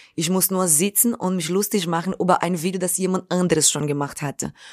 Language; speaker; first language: German; non-native, fluent; Portuguese